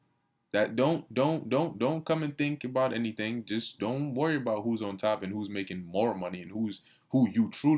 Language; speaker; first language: English; native; English